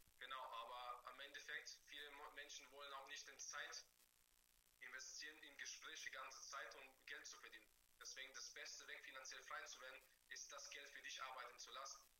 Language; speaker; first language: German; non-native, fluent; Bulgarian